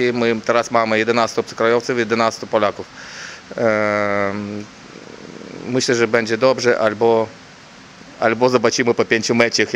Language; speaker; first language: Polish; non-native, learner; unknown